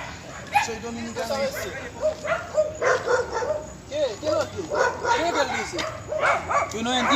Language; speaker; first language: Spanish; non-native, learner; Haitian Creole